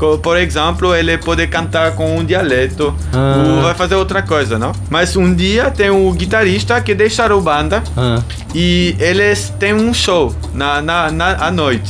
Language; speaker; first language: Portuguese; non-native, learner; German